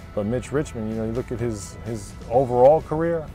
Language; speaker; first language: English; native; English